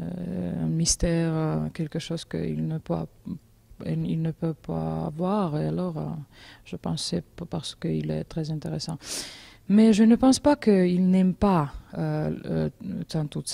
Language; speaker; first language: French; non-native, learner; Georgian